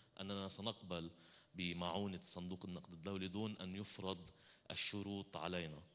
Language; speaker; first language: Arabic; native; Arabic